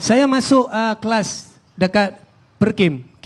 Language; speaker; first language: Indonesian; non-native, fluent; Filipino